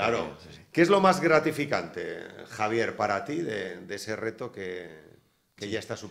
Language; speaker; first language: Spanish; native; Spanish